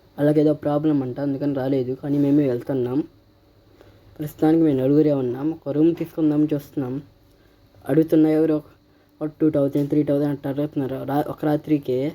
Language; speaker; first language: Telugu; non-native, local second language; Urdu